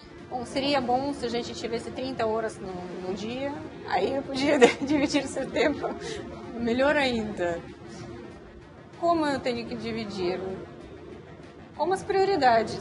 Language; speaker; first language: Portuguese; non-native, fluent; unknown